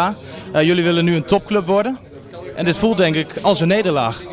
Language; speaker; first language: Dutch; native; Dutch